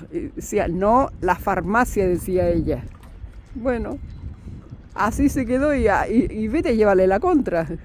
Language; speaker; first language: Spanish; native; Spanish